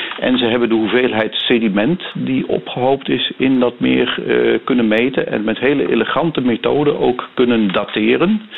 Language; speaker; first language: Dutch; native; Dutch